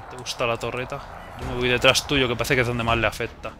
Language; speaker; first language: Spanish; native; Spanish